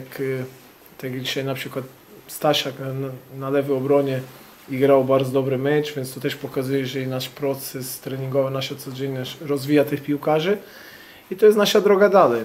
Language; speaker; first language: Polish; non-native, fluent; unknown